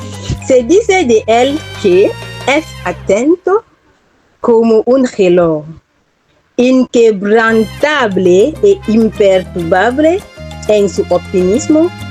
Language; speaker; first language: Spanish; non-native, fluent; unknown